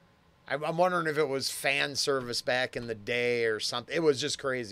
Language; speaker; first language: English; native; English